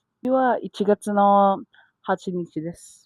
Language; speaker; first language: Japanese; non-native, learner; Filipino